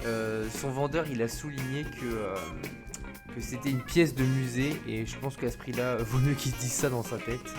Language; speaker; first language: French; native; French